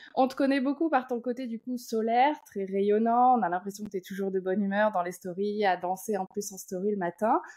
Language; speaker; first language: French; native; French